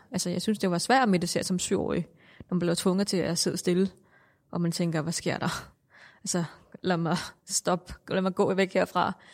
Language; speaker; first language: Danish; non-native, fluent; Thai